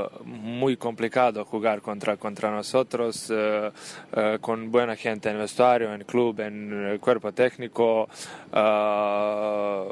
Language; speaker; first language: Spanish; non-native, learner; Serbian